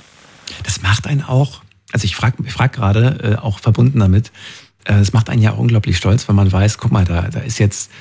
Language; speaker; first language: German; native; German